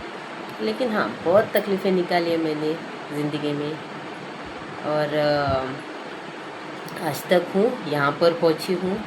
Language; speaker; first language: Hindi; non-native, local second language; Konkani